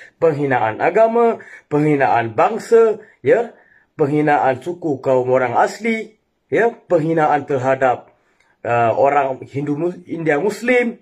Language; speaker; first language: Malay; non-native, local second language; Tamil